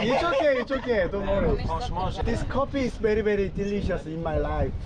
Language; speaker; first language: English; non-native, learner; Korean